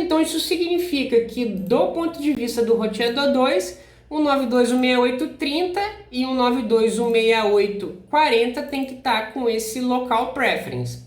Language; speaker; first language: Portuguese; native; Portuguese